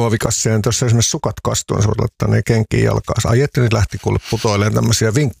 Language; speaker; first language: Finnish; native; Finnish